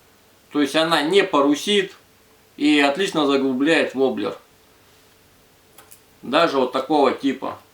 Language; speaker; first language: Russian; native; Russian